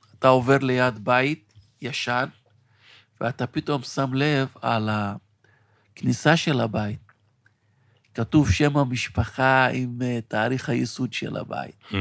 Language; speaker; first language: Hebrew; non-native, local second language; Arabic